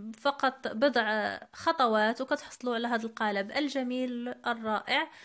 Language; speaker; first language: Arabic; native; Arabic